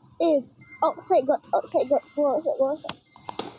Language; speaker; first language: English; non-native, local second language; Malay